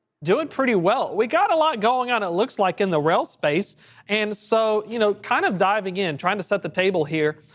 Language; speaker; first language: English; native; English